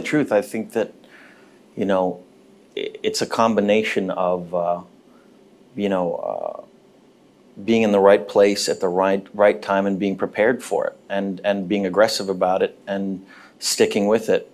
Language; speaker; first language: English; native; English